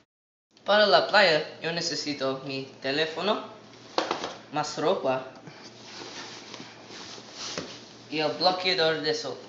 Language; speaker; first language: Spanish; non-native, learner; English